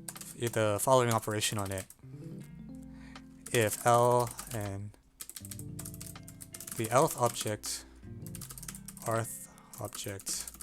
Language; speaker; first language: English; native; English